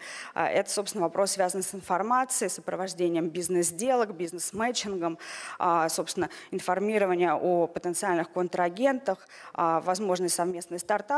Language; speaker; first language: Russian; native; Russian